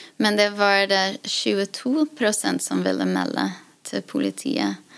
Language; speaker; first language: Norwegian; non-native, fluent; English